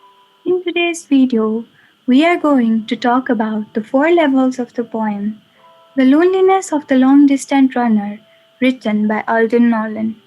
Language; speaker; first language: English; non-native, local second language; Nepali